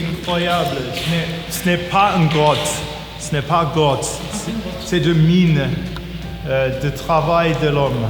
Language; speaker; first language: French; non-native, learner; English